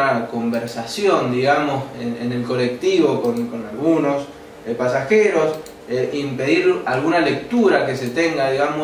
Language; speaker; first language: Spanish; native; Spanish